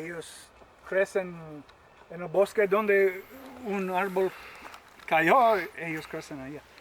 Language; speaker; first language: Spanish; non-native, learner; English